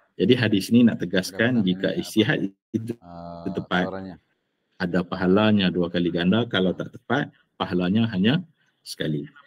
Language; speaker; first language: Malay; native; Malay